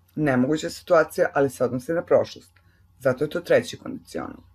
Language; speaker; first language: English; non-native, fluent; Serbian